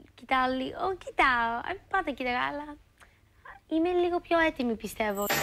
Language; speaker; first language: Greek; early bilingual, heritage; Greek